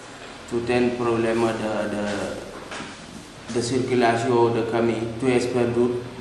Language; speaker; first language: Catalan; non-native, learner; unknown